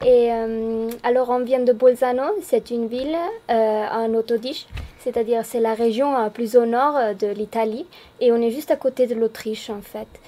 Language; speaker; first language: French; non-native, fluent; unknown